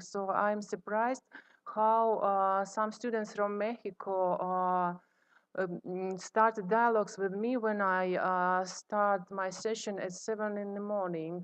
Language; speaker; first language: English; non-native, fluent; Russian